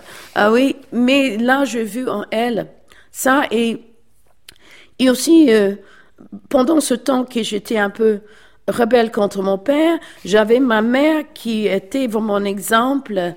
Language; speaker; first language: French; non-native, fluent; English